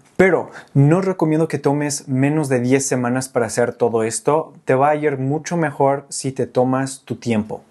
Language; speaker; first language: Spanish; non-native, fluent; English